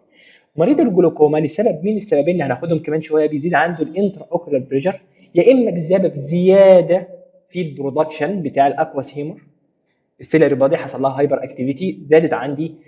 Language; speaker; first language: Arabic; native; Arabic